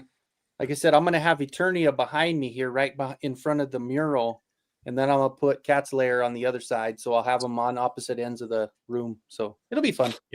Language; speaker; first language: English; native; English